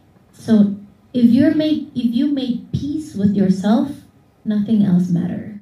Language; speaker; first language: English; early bilingual, other home language; Indonesian